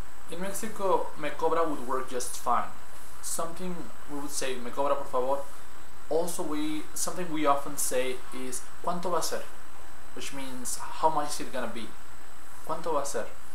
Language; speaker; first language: English; non-native, fluent; Spanish